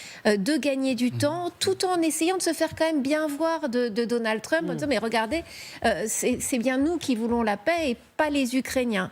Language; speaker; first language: French; native; French